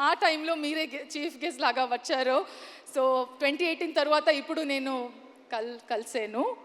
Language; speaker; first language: Telugu; non-native, learner; Kannada